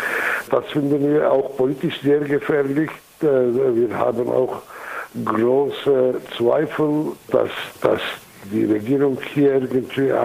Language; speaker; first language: German; non-native, fluent; Kurdish